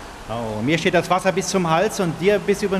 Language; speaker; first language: German; native; German